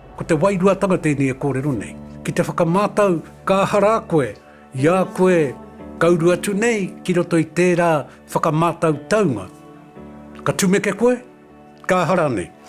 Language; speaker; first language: Māori; native; Māori